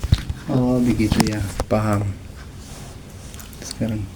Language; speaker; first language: Indonesian; non-native, fluent; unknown